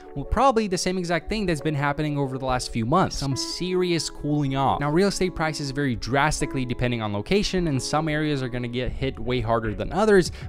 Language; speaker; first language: English; native; English